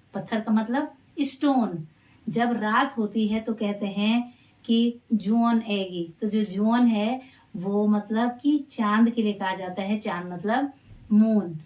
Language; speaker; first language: Hindi; non-native, local second language; Garhwali